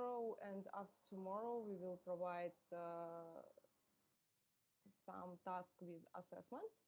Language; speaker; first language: English; non-native, fluent; Russian